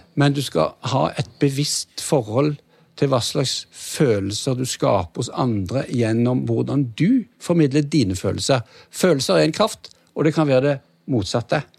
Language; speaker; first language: Norwegian; native; Norwegian